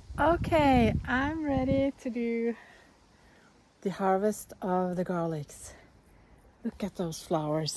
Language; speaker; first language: English; non-native, fluent; Norwegian